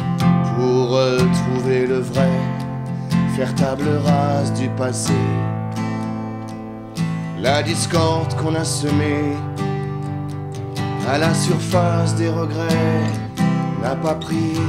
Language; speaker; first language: French; native; French